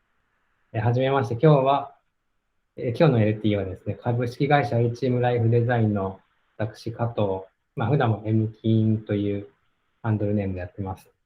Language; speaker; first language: Japanese; native; Japanese